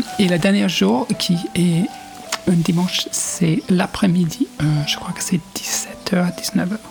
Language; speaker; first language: French; non-native, fluent; English